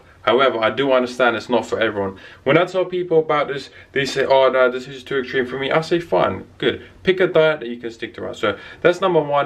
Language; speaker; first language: English; native; English